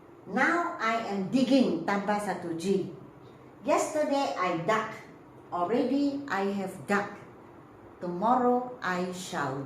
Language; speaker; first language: English; non-native, fluent; Malay